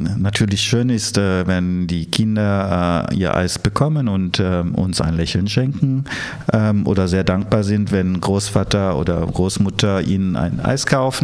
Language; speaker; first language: German; early bilingual, other home language; Italian